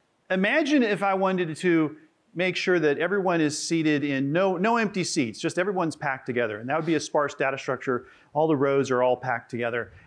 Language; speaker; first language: English; native; English